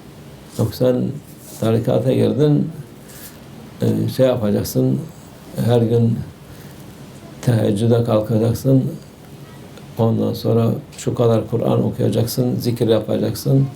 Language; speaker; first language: Turkish; native; Turkish